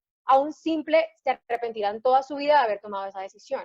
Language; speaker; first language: Spanish; native; Spanish